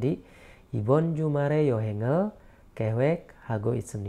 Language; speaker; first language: Korean; non-native, learner; Indonesian